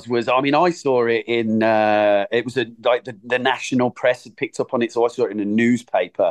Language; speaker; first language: English; native; English